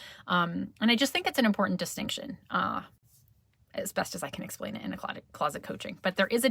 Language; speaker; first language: English; native; English